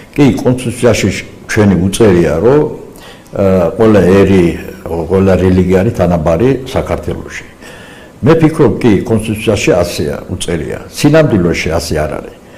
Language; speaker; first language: Georgian; non-native, local second language; Azerbaijani